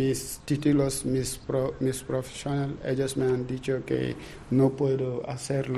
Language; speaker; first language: Spanish; non-native, learner; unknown